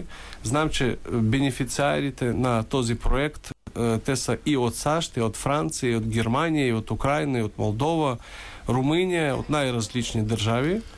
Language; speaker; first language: Bulgarian; early bilingual, heritage; Bulgarian